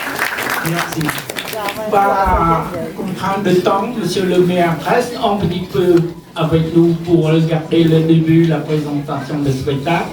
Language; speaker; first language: French; non-native, fluent; Khmer